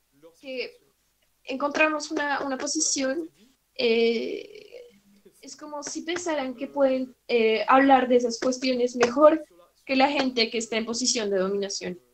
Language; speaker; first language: Spanish; non-native, fluent; French